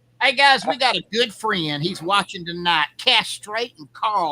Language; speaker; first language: English; native; English